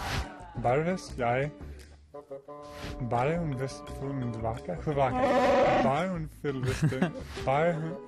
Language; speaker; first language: Norwegian; non-native, learner; English